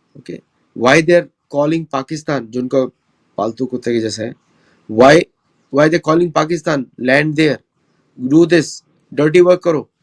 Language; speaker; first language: Hindi; native; Hindi